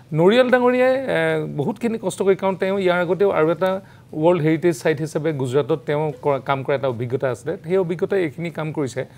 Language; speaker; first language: Assamese; native; Assamese